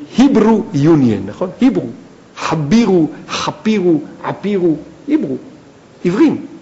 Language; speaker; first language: Hebrew; native; Hebrew